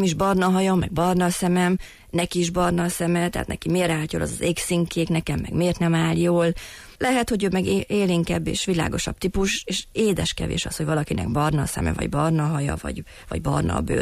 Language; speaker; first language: Hungarian; native; Hungarian